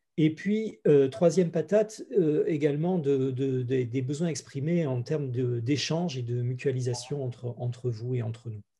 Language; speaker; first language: French; native; French